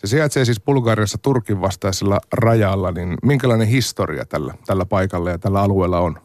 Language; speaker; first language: Finnish; native; Finnish